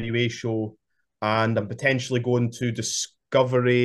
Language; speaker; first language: English; native; English